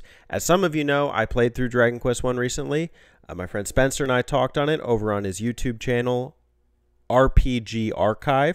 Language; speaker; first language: English; native; English